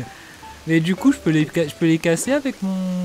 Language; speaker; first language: French; native; French